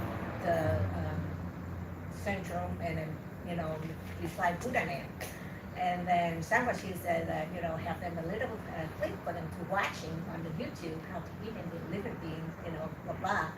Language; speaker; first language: English; non-native, learner; Vietnamese